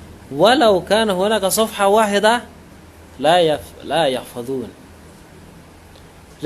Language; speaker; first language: Arabic; non-native, fluent; Indonesian